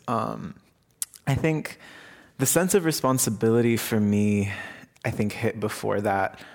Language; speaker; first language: English; early bilingual, other home language; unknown